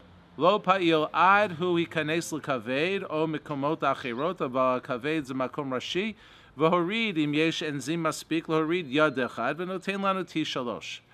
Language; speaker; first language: Hebrew; non-native, fluent; English